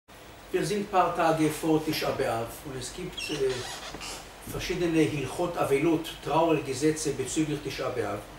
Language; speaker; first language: German; non-native, fluent; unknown